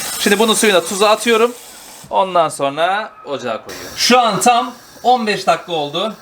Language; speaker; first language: Turkish; native; Turkish